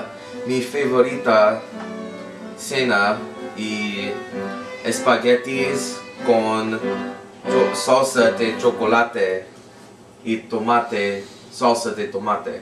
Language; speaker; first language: Spanish; non-native, learner; English